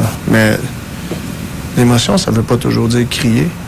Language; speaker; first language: French; native; French